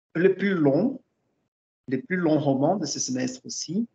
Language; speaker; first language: French; non-native, fluent; Portuguese